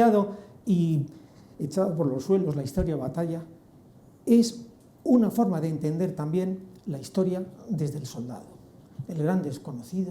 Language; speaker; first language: Spanish; native; Spanish